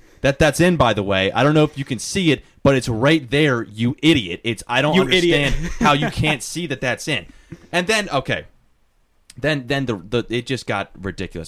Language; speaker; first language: English; native; English